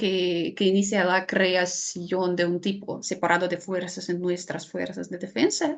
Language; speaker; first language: Spanish; non-native, fluent; Ukrainian